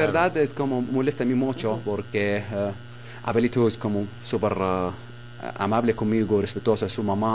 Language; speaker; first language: Spanish; non-native, learner; Arabic